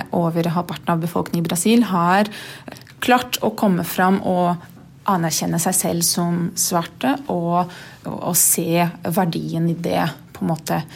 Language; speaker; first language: Norwegian; non-native, fluent; Portuguese